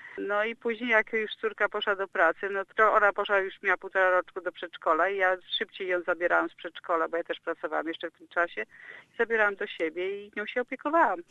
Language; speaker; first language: Polish; native; Polish